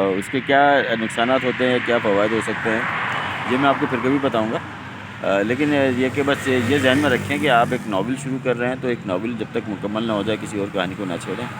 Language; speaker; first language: Urdu; non-native, local second language; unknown